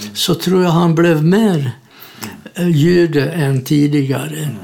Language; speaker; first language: Swedish; non-native, fluent; Czech